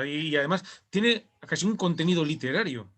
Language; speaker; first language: Spanish; native; Spanish